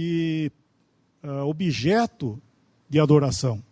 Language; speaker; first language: Portuguese; native; Portuguese